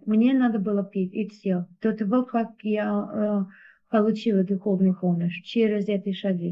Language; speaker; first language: Russian; non-native, learner; English